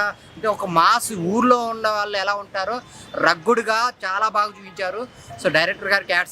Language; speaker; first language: Telugu; native; Telugu